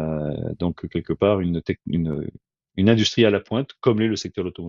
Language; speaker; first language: French; native; French